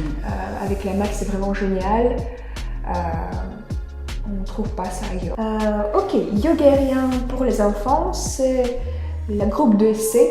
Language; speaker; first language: French; non-native, fluent; Russian